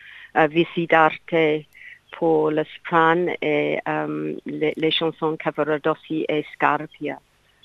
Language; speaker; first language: French; non-native, learner; English